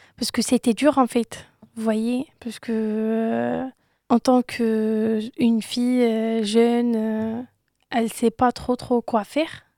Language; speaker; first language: French; non-native, local second language; Arabic